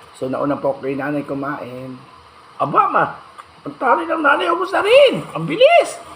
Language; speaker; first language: Filipino; native; Filipino